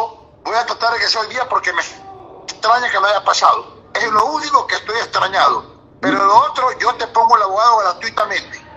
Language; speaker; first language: Spanish; native; Spanish